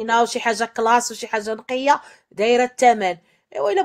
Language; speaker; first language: Arabic; native; Arabic